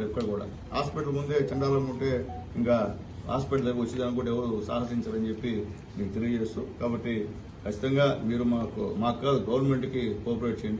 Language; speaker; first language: Telugu; native; Telugu